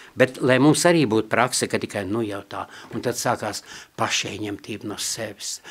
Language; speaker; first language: Latvian; non-native, local second language; Russian